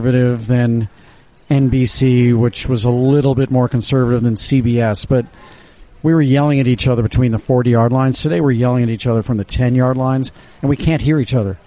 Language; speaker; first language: English; native; English